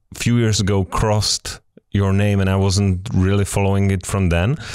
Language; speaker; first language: English; non-native, fluent; Czech